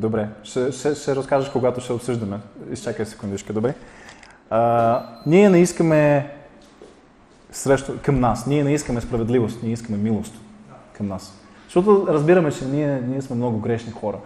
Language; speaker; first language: Bulgarian; non-native, fluent; Russian